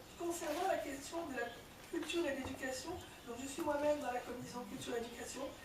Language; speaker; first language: French; early bilingual, other home language; Kabyle